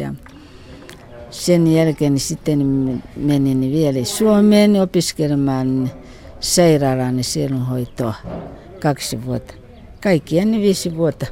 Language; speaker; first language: Finnish; non-native, fluent; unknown